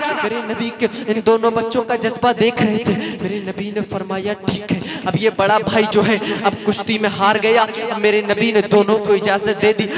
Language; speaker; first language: Hindi; native; Hindi